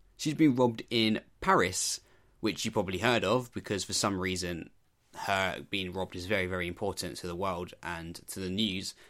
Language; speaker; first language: English; native; English